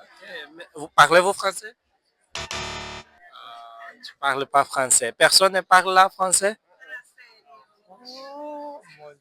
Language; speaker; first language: French; non-native, fluent; Portuguese